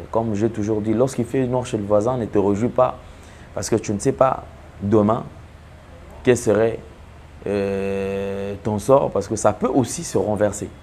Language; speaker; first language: French; non-native, local second language; Lingala